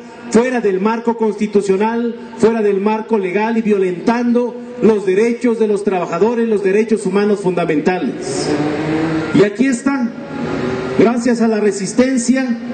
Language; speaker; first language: Spanish; native; Spanish